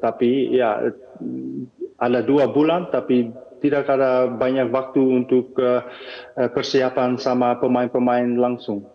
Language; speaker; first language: Indonesian; early bilingual, heritage; Dutch